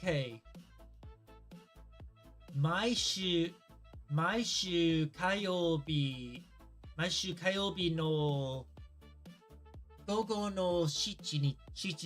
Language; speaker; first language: Japanese; non-native, learner; English